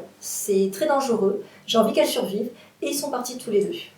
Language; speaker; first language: French; native; French